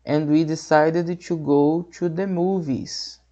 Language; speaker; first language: English; non-native, fluent; Portuguese